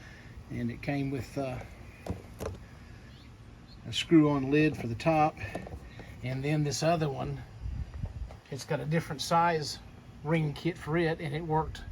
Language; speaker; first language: English; native; English